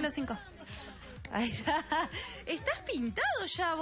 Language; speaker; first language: Spanish; native; Spanish